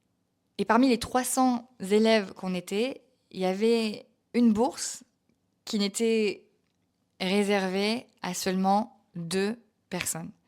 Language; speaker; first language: French; native; French